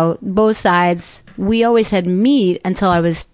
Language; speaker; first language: English; native; English